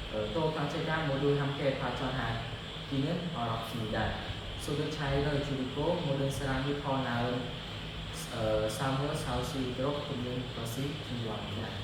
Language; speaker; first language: Korean; non-native, learner; Khmer